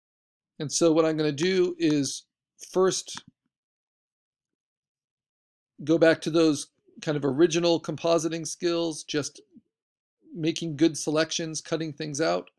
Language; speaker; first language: English; native; English